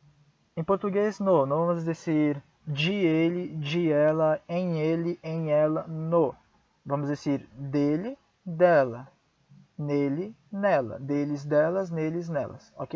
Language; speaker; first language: Portuguese; non-native, fluent; Spanish